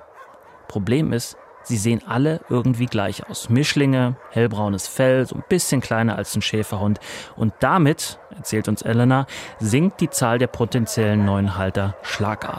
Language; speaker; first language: German; native; German